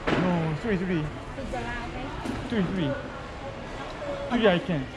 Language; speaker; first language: English; non-native, learner; Korean